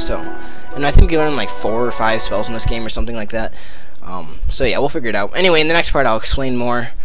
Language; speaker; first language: English; native; English